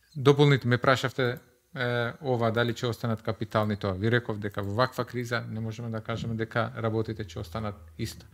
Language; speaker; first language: Macedonian; non-native, local second language; Albanian